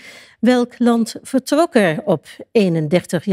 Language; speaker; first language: Dutch; native; Dutch